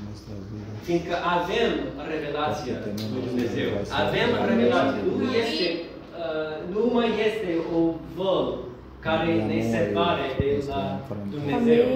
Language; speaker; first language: Romanian; non-native, learner; English